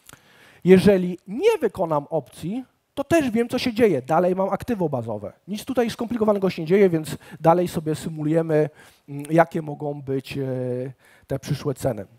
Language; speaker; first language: Polish; native; Polish